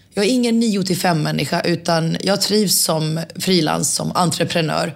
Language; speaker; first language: Swedish; early bilingual, other home language; Finnish